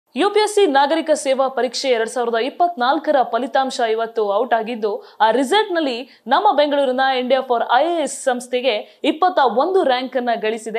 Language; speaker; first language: Kannada; native; Kannada